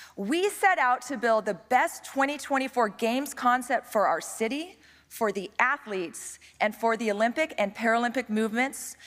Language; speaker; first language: English; native; English